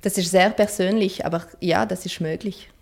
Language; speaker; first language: German; non-native, fluent; French